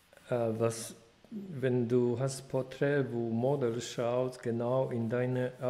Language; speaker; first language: German; non-native, fluent; Polish